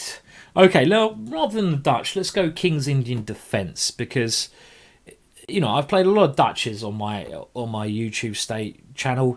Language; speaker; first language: English; native; English